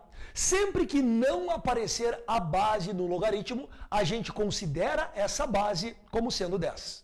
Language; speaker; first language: Portuguese; native; Portuguese